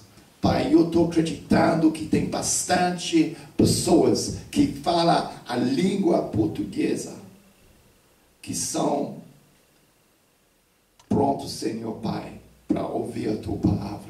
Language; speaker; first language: Portuguese; non-native, fluent; English